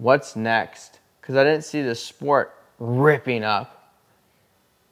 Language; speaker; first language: English; native; English